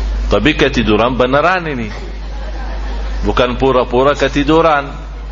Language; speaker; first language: Indonesian; non-native, fluent; Arabic